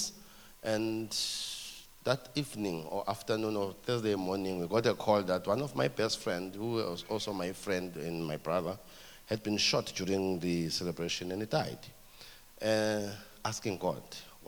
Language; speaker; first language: English; non-native, local second language; Zulu